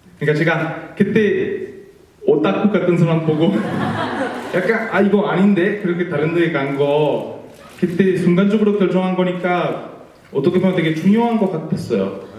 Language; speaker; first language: Korean; non-native, fluent; Italian